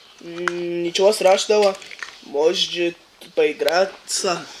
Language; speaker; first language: Russian; early bilingual, heritage; Russian